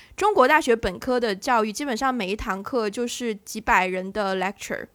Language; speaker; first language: Chinese; native; Chinese